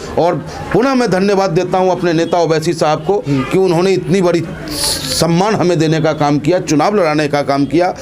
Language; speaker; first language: Hindi; native; Hindi